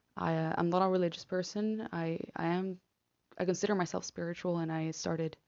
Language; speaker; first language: English; non-native, fluent; Spanish